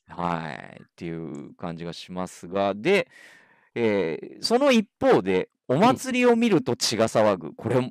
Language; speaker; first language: Japanese; native; Japanese